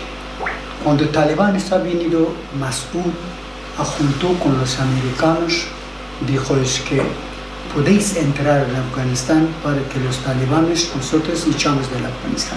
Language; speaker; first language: Spanish; non-native, learner; Persian